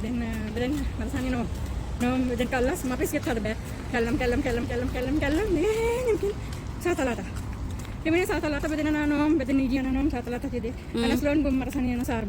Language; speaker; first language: Arabic; non-native, learner; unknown